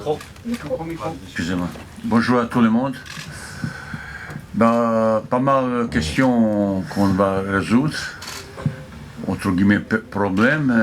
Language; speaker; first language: French; non-native, fluent; Bosnian